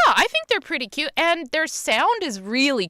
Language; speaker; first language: English; native; English